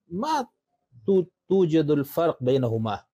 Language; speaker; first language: Arabic; non-native, fluent; Urdu